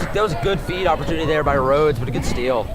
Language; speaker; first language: English; native; English